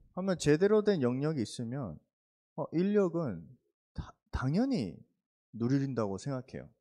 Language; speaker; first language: Korean; early bilingual, heritage; Korean